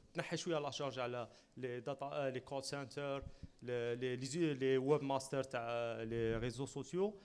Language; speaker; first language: French; non-native, local second language; Arabic